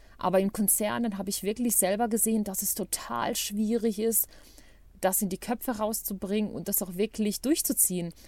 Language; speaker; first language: German; non-native, fluent; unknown